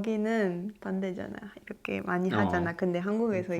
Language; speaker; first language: Korean; non-native, learner; French